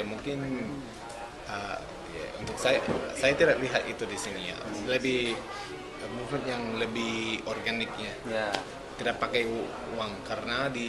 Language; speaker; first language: Indonesian; non-native, learner; English